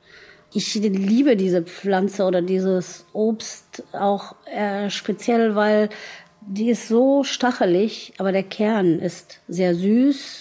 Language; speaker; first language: German; non-native, fluent; Arabic